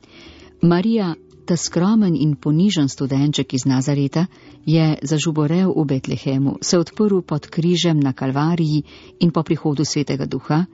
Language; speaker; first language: Slovenian; native; Slovenian